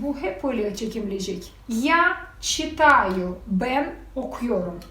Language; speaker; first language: Turkish; non-native, fluent; Russian